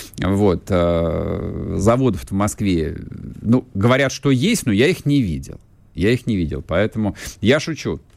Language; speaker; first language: Russian; native; Russian